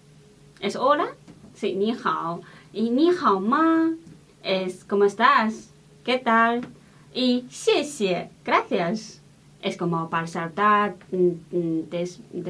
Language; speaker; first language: Spanish; non-native, learner; Chinese